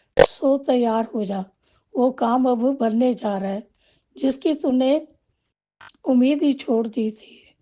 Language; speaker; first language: Hindi; non-native, local second language; Punjabi